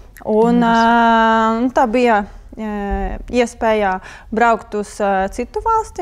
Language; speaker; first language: Latvian; non-native, learner; Ukrainian